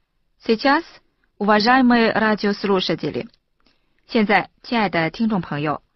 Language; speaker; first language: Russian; non-native, fluent; Chinese